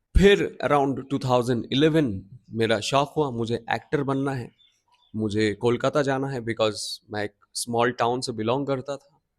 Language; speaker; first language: Hindi; non-native, local second language; Bangla